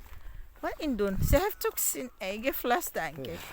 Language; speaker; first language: Dutch; non-native, learner; Cebuano